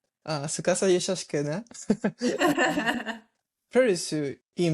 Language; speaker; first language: Japanese; non-native, learner; English